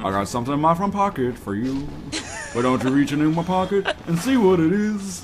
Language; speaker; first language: English; native; English